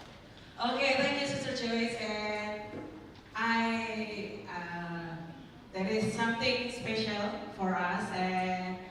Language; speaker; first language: English; non-native, learner; Indonesian